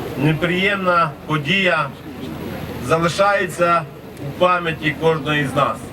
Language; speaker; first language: Ukrainian; non-native, local second language; Romanian